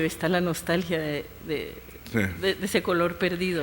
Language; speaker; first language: Spanish; native; Spanish